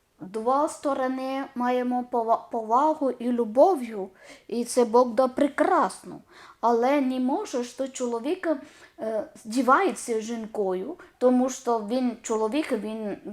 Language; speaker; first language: Ukrainian; non-native, learner; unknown